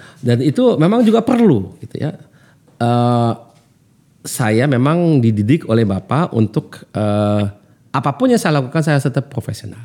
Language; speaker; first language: Indonesian; early bilingual, heritage; German